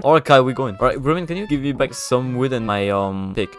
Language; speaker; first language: English; non-native, fluent; French